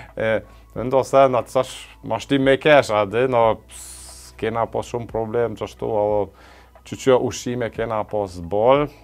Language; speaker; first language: Albanian; non-native, fluent; German